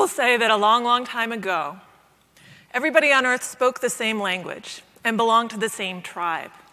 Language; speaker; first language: English; native; English